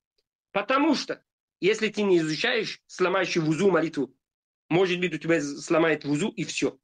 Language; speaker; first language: Russian; non-native, fluent; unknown